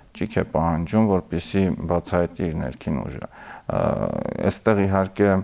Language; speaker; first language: Armenian; native; Armenian